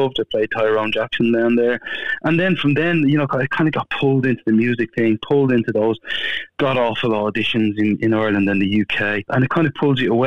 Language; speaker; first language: English; native; English